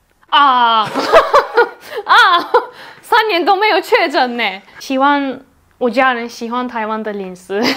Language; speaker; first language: Chinese; non-native, fluent; Turkish